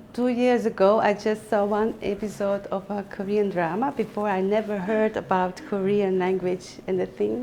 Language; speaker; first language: English; non-native, fluent; Dutch